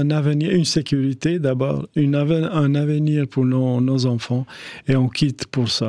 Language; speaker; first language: French; non-native, fluent; Albanian